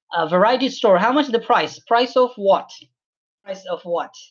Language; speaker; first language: English; non-native, local second language; Urdu